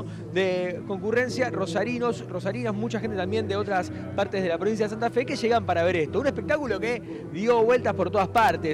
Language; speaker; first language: Spanish; native; Spanish